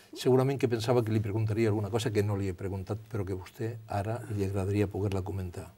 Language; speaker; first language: Catalan; non-native, local second language; Spanish